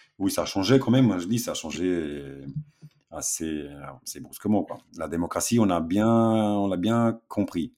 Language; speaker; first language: French; non-native, fluent; Romanian